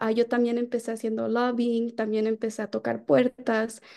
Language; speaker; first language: Spanish; native; Spanish